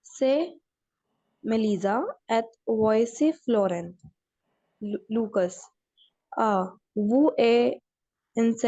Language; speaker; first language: French; non-native, learner; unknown